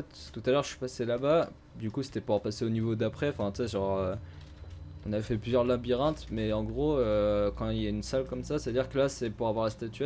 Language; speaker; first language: French; native; French